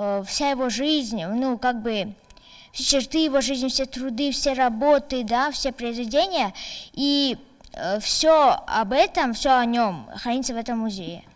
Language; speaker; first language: Russian; non-native, local second language; Tajik